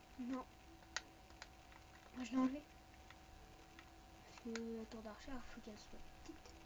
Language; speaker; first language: French; native; French